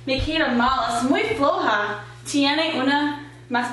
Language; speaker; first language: Spanish; non-native, learner; English